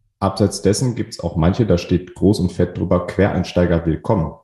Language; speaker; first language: German; native; German